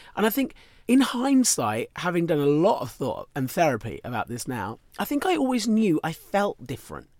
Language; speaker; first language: English; native; English